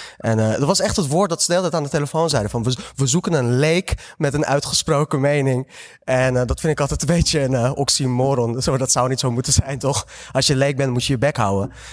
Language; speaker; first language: Dutch; early bilingual, other home language; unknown